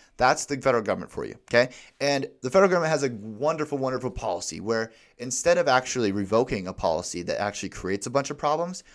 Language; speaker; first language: English; native; English